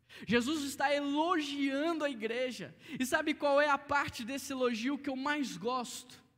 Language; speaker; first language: Portuguese; native; Portuguese